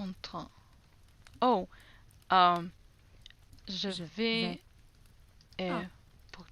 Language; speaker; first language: French; non-native, learner; English